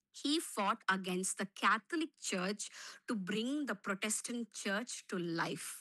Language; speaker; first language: English; non-native, local second language; Telugu